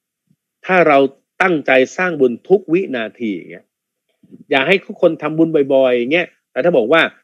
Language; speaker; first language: Thai; native; Thai